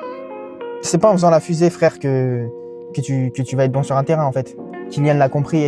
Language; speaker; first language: French; native; French